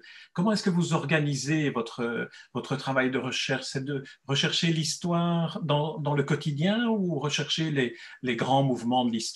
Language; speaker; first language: French; native; French